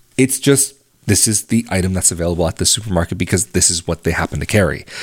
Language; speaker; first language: English; native; English